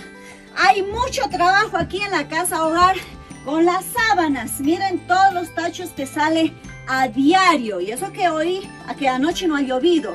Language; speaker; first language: Spanish; native; Spanish